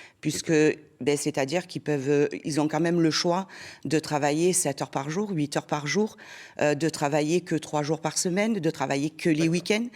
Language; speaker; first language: French; native; French